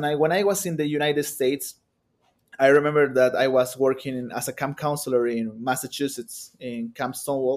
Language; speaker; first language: English; non-native, fluent; Spanish